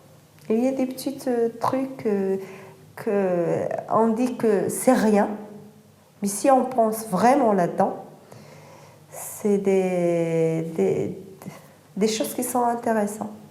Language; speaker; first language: French; non-native, fluent; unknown